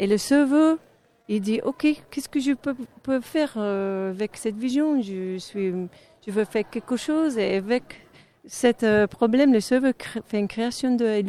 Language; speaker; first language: French; non-native, fluent; English